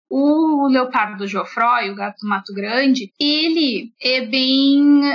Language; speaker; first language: Portuguese; native; Portuguese